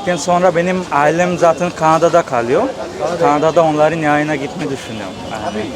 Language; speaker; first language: Turkish; non-native, fluent; Bangla